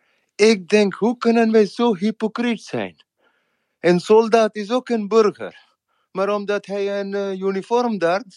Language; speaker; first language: Dutch; non-native, fluent; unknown